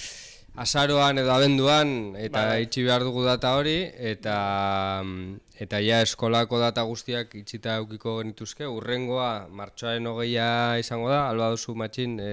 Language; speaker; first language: Basque; native; Basque